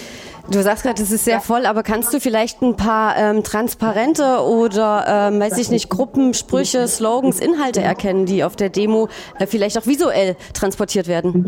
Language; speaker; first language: German; native; German